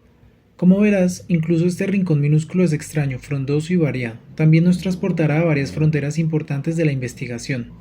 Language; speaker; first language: Spanish; native; Spanish